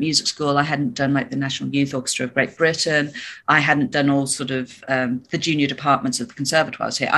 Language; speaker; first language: English; native; English